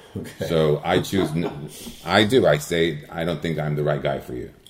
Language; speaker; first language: English; early bilingual, other home language; Spanish